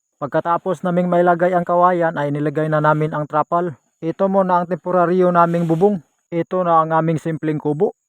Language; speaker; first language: Filipino; non-native, local second language; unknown